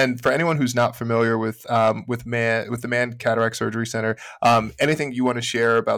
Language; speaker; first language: English; native; English